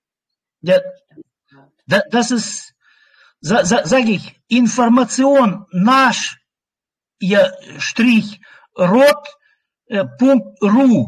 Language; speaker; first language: German; non-native, learner; Russian